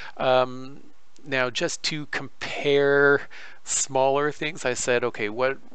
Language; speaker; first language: English; native; English